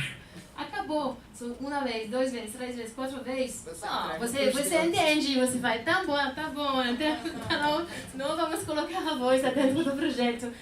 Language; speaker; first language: Portuguese; non-native, fluent; French